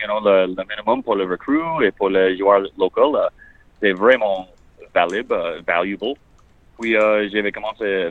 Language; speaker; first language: French; non-native, learner; English